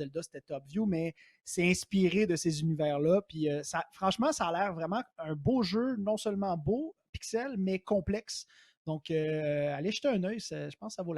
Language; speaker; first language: French; native; French